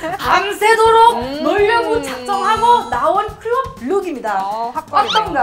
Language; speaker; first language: Korean; non-native, fluent; Thai